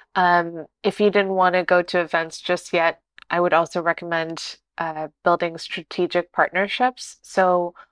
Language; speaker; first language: English; non-native, fluent; Portuguese